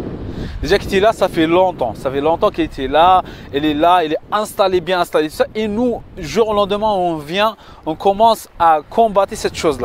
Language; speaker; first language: French; non-native, fluent; Arabic